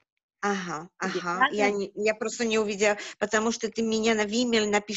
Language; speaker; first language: Russian; early bilingual, heritage; Russian